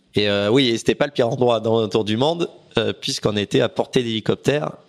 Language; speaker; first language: French; native; French